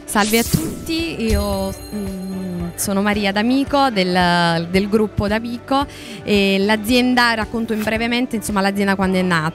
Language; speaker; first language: Italian; native; Italian